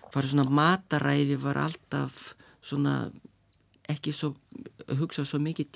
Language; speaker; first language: Icelandic; non-native, learner; Lithuanian